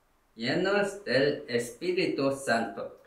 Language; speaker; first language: Spanish; non-native, learner; Korean